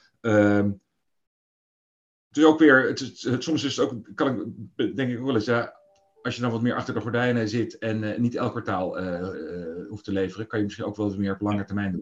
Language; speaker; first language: Dutch; native; Dutch